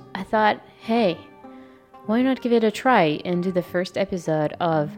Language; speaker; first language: English; non-native, fluent; French